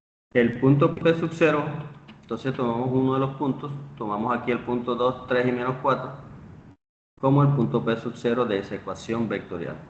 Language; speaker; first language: Spanish; native; Spanish